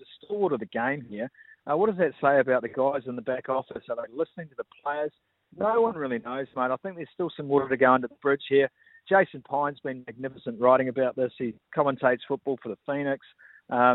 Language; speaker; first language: English; native; English